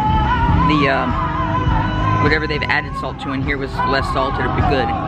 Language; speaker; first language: English; native; English